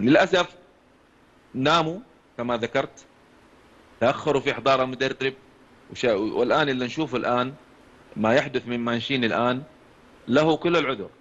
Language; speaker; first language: Arabic; native; Arabic